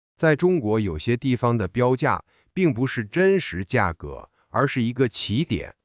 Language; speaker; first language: Chinese; non-native, fluent; English